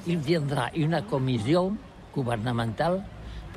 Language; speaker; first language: French; non-native, learner; Catalan